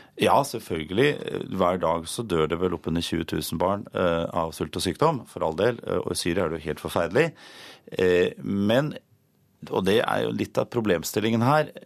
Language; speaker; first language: Norwegian; native; Norwegian